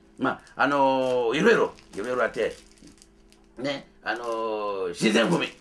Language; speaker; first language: Japanese; non-native, fluent; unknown